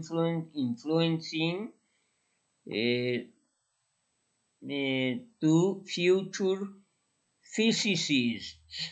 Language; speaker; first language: English; non-native, fluent; Spanish